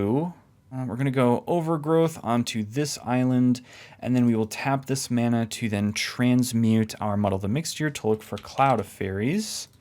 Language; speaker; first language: English; native; English